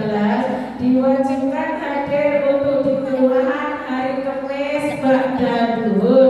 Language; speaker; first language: Indonesian; native; Indonesian